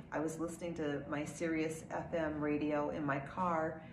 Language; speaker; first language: English; native; English